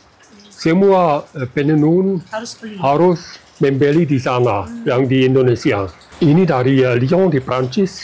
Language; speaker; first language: Indonesian; non-native, learner; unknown